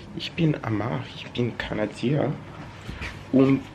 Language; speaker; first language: German; non-native, learner; English